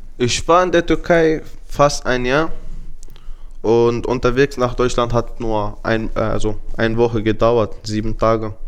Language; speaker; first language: German; non-native, fluent; Arabic